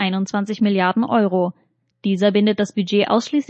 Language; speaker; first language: German; native; German